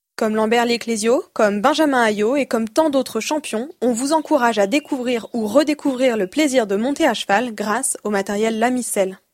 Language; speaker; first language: French; native; French